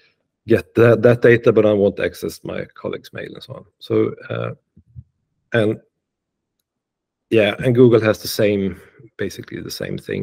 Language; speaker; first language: English; non-native, fluent; Swedish